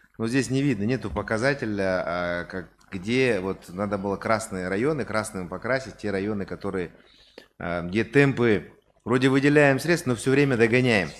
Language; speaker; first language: Russian; non-native, local second language; Kazakh